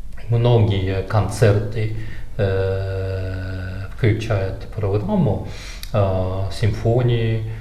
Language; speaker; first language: Russian; non-native, fluent; Japanese